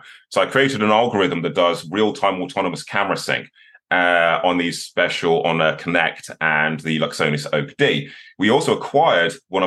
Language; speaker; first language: English; native; English